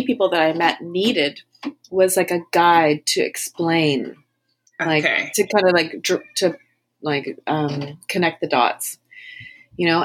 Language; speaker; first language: English; native; English